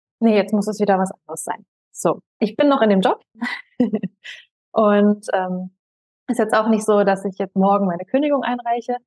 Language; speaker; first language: German; native; German